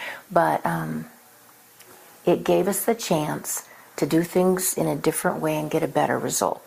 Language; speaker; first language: English; native; English